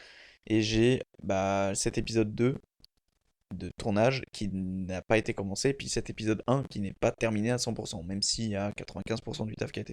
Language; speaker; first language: French; native; French